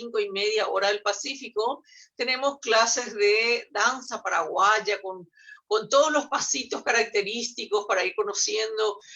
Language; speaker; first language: Spanish; native; Spanish